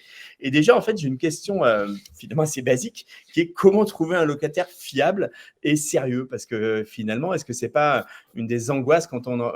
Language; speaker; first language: French; native; French